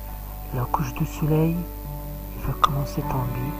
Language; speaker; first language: French; non-native, learner; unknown